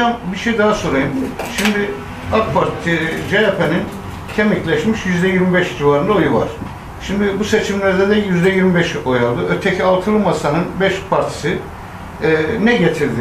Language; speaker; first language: Turkish; native; Turkish